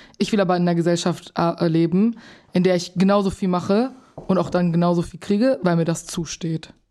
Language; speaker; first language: German; early bilingual, other home language; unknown